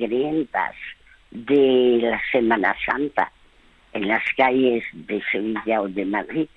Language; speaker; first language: Spanish; early bilingual, other home language; French